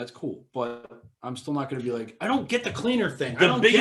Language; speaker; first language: English; native; English